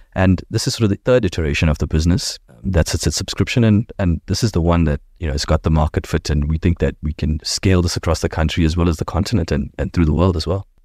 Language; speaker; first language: English; native; English